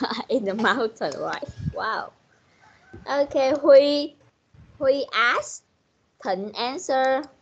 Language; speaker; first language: English; non-native, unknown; Vietnamese